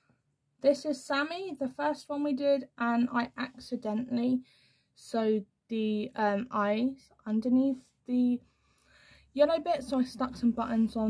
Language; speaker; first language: English; native; English